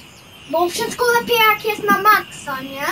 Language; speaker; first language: Polish; early bilingual, heritage; Polish